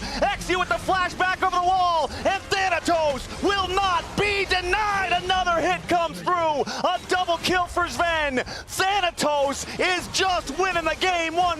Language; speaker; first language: English; native; English